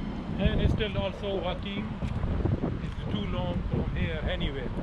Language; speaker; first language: English; non-native, learner; Urdu